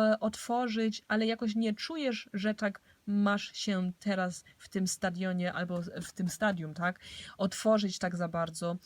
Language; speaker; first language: Polish; early bilingual, heritage; Polish